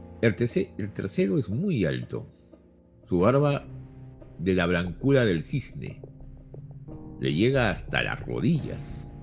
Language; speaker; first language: Spanish; native; Spanish